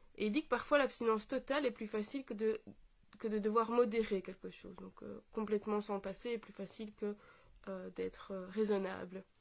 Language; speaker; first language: French; native; French